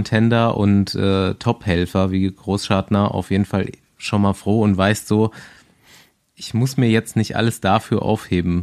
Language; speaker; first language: German; native; German